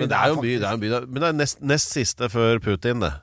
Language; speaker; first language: Norwegian; native; Norwegian